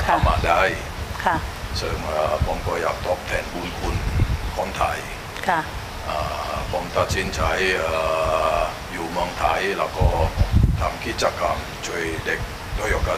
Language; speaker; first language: Thai; non-native, fluent; Indonesian